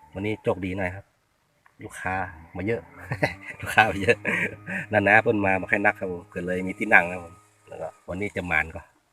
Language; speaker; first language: Thai; native; Thai